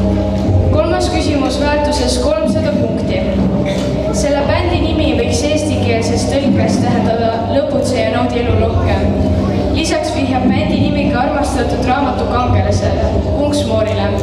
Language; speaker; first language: Estonian; native; Estonian